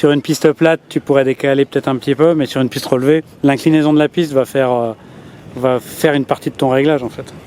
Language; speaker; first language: French; native; French